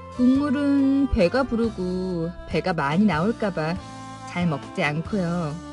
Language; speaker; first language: Korean; non-native, fluent; Vietnamese